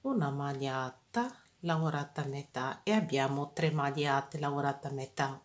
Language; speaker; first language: Italian; non-native, fluent; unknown